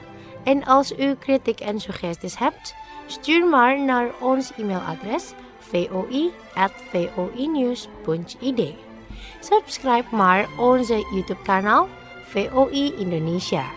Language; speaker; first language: Dutch; non-native, fluent; Indonesian